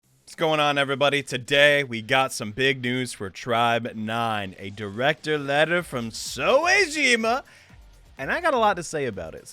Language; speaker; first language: English; native; English